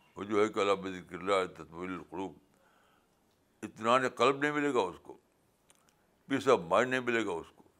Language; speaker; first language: Urdu; native; Urdu